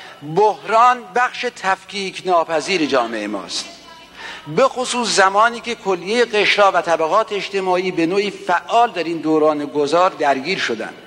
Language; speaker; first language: Persian; native; Persian